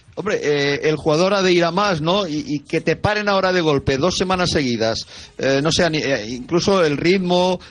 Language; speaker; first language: Spanish; native; Spanish